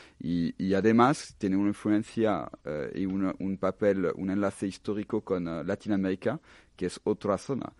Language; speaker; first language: Spanish; non-native, fluent; French